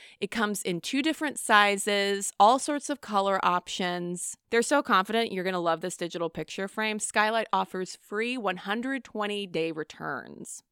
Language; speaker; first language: English; native; English